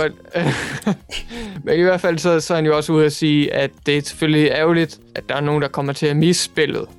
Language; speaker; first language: Danish; native; Danish